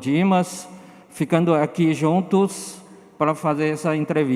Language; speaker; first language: Portuguese; non-native, learner; Chinese